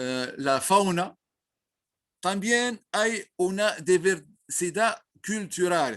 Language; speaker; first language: Spanish; non-native, learner; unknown